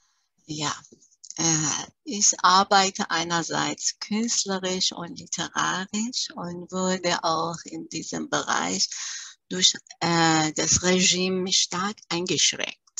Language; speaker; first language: German; early bilingual, other home language; Persian